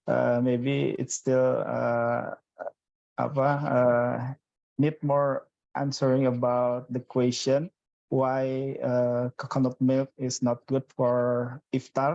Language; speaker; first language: English; non-native, fluent; Indonesian